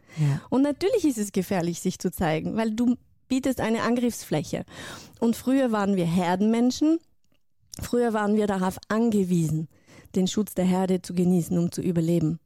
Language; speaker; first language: German; non-native, fluent; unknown